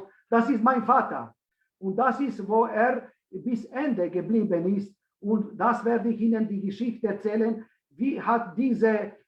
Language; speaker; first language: German; non-native, fluent; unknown